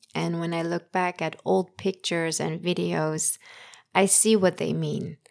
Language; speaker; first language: English; early bilingual, other home language; Persian